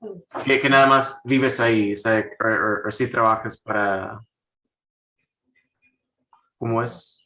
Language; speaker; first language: Spanish; non-native, fluent; English